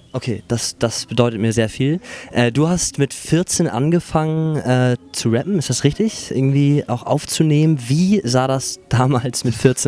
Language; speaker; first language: German; native; German